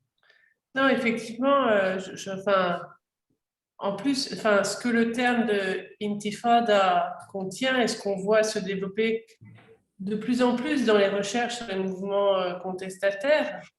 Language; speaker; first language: French; native; French